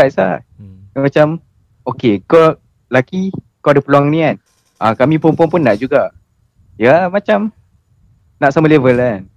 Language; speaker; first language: Malay; native; Malay